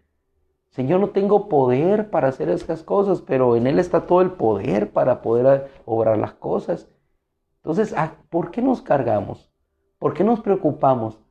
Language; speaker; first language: Spanish; native; Spanish